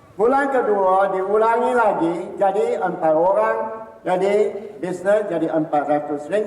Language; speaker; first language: Malay; non-native, local second language; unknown